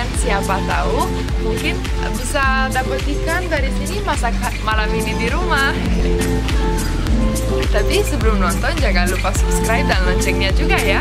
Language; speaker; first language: Indonesian; non-native, fluent; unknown